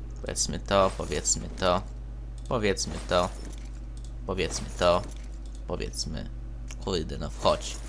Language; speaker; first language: Polish; native; Polish